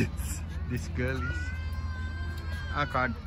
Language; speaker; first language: English; non-native, learner; Sinhala